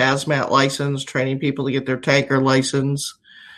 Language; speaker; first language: English; native; English